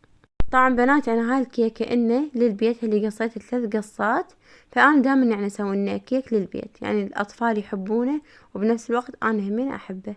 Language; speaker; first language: Arabic; native; Arabic